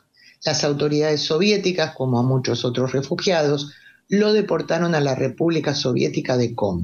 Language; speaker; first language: Spanish; native; Spanish